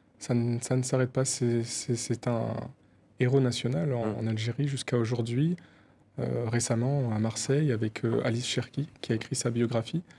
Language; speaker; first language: French; native; French